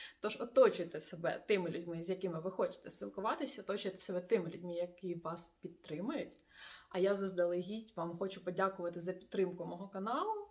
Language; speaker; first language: Ukrainian; non-native, local second language; Russian